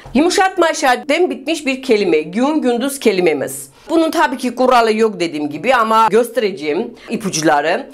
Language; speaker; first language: Turkish; non-native, fluent; Russian